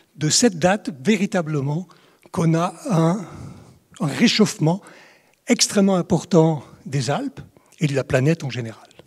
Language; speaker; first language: French; native; French